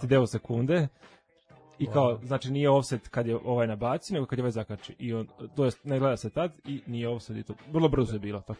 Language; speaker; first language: Serbian; native; Serbian